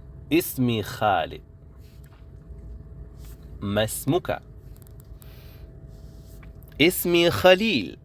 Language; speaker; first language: Arabic; non-native, fluent; Indonesian